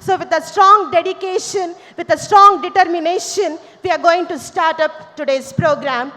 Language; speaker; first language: English; non-native, local second language; Kannada